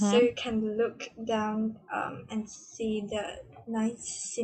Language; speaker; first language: English; non-native, learner; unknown